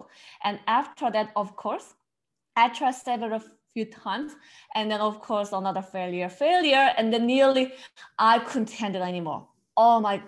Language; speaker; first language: English; non-native, learner; Korean